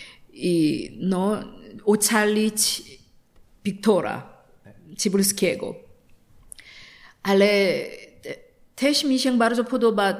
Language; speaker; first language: Polish; non-native, learner; Korean